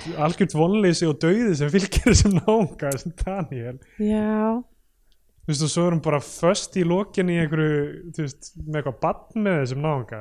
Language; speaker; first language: Icelandic; native; Icelandic